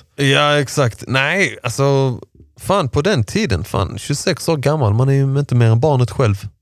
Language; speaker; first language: Swedish; early bilingual, other home language; Persian